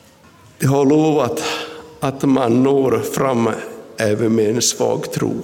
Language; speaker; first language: Swedish; non-native, local second language; Finnish